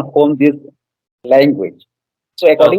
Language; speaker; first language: English; non-native, fluent; Odia